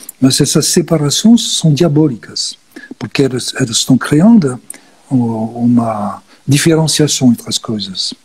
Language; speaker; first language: Portuguese; non-native, fluent; French